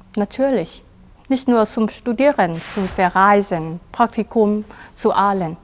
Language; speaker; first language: German; non-native, fluent; Chinese